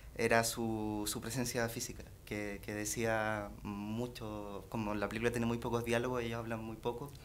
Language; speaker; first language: Spanish; native; Spanish